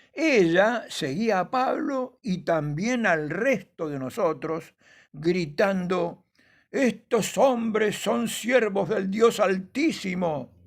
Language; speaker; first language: Spanish; native; Spanish